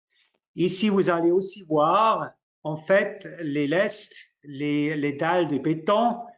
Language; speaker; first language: French; non-native, local second language; German